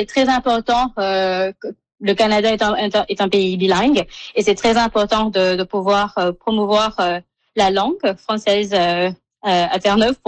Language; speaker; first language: French; non-native, local second language; Morisyen